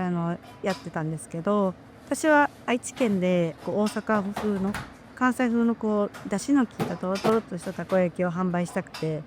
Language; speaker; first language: Japanese; native; Japanese